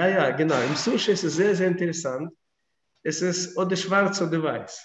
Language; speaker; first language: German; non-native, fluent; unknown